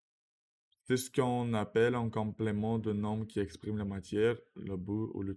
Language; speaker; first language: French; non-native, learner; Russian